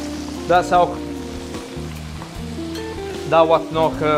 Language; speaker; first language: German; non-native, learner; Italian